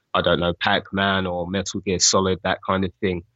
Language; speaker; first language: English; native; English